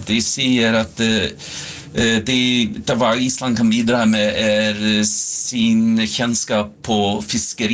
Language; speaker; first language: Swedish; non-native, fluent; Icelandic